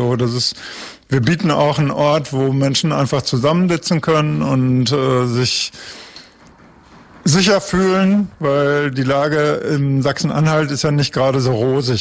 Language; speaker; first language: German; native; German